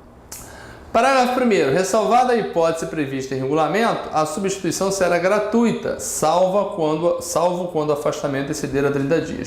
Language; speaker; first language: Portuguese; native; Portuguese